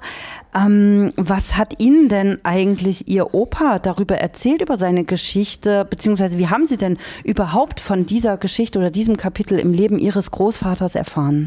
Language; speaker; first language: German; native; German